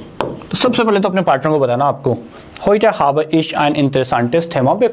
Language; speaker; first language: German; non-native, fluent; Hindi